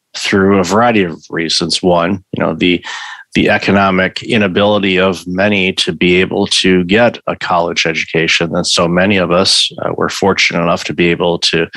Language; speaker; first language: English; native; English